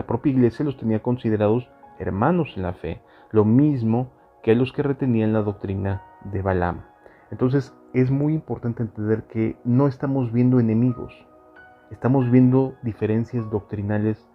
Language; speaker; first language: Spanish; native; Spanish